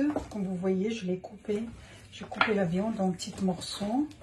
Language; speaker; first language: French; non-native, local second language; Arabic